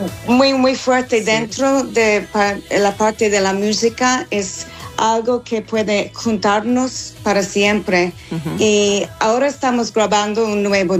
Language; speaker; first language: Spanish; non-native, learner; English